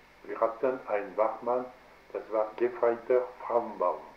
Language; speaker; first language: German; non-native, learner; French